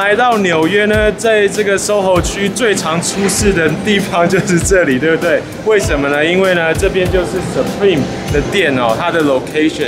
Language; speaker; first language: Chinese; native; Chinese